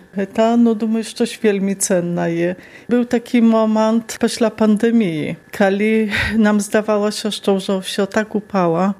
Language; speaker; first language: Belarusian; native; Belarusian